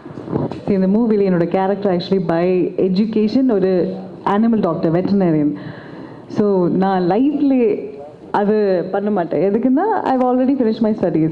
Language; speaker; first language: Tamil; early bilingual, heritage; Tamil